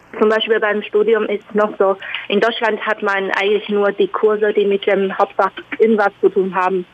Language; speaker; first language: German; non-native, fluent; Chinese